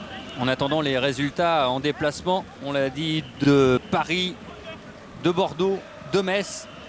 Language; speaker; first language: French; native; French